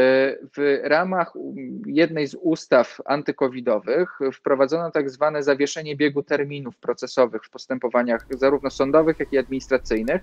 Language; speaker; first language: Polish; native; Polish